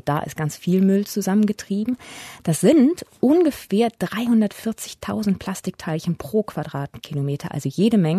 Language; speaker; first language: German; native; German